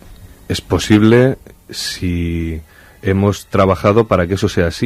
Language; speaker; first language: Spanish; native; Spanish